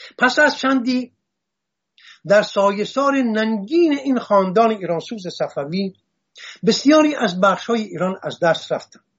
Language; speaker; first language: Persian; non-native, local second language; Assyrian Neo-Aramaic